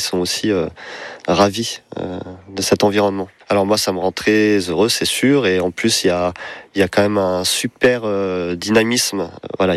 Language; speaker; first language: French; native; French